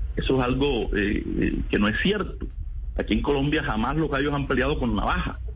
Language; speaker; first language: Spanish; native; Spanish